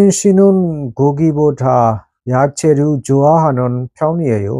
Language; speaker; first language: Korean; non-native, fluent; Burmese